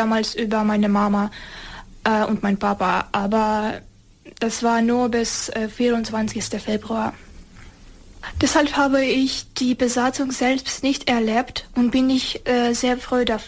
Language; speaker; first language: German; non-native, fluent; Ukrainian